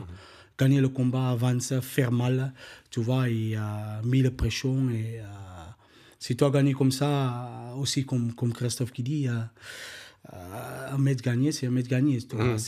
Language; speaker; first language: French; non-native, learner; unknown